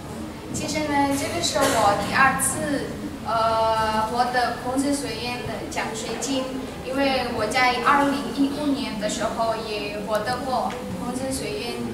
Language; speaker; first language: Chinese; non-native, fluent; Indonesian